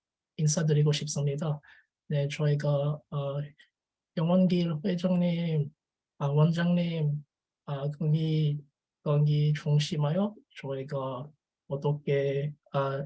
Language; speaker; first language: Korean; non-native, learner; French